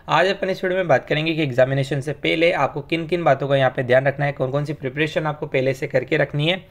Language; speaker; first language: Hindi; native; Hindi